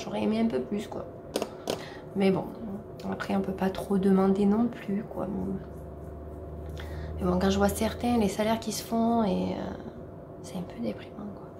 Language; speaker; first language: French; native; French